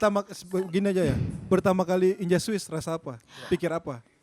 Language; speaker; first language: Indonesian; native; Indonesian